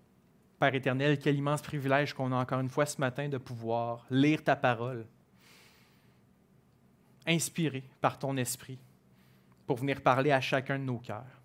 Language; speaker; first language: French; native; French